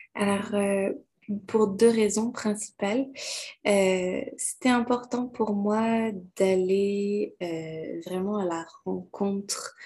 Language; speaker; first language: French; native; French